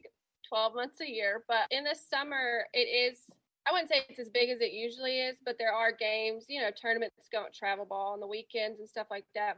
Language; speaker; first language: English; native; English